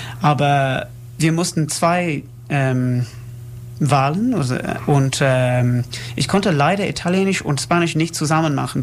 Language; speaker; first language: German; non-native, learner; English